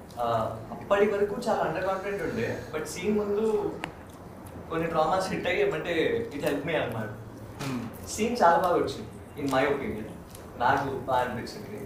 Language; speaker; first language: Telugu; native; Telugu